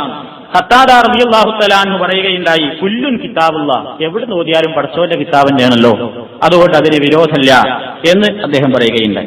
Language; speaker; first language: Malayalam; native; Malayalam